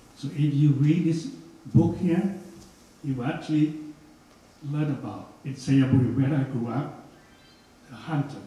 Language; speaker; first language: English; non-native, fluent; Hmong